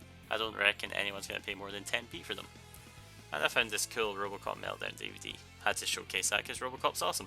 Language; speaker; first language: English; native; English